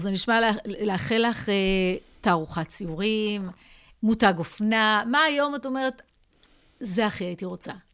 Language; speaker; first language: Hebrew; native; Hebrew